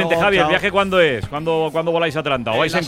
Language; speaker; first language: Spanish; native; Spanish